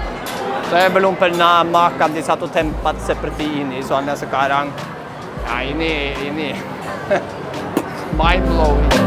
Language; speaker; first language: Indonesian; non-native, fluent; Norwegian